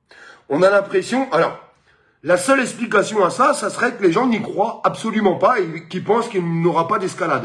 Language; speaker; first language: French; native; French